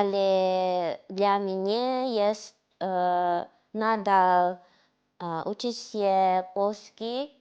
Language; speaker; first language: Polish; non-native, learner; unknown